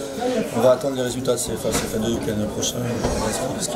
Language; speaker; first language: French; native; French